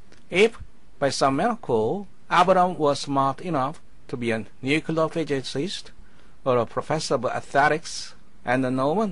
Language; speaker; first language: English; non-native, fluent; Korean